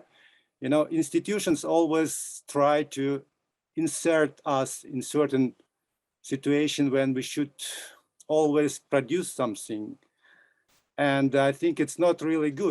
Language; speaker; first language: English; non-native, fluent; Russian